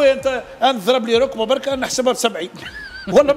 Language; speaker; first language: Arabic; native; Arabic